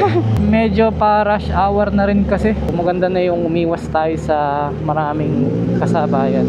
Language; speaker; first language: Filipino; native; Filipino